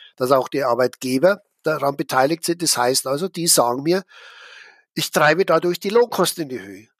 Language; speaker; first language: German; native; German